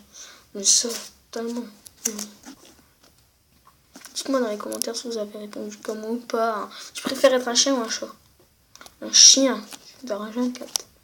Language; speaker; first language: French; native; French